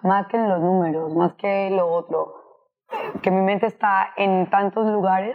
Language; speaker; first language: Spanish; native; Spanish